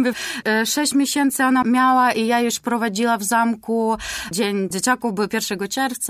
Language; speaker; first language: Polish; non-native, learner; Ukrainian